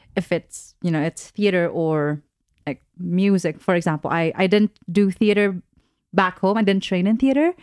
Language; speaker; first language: English; non-native, local second language; Filipino